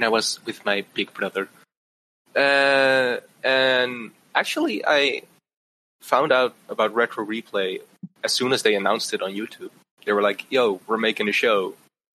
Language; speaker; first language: English; non-native, fluent; Dutch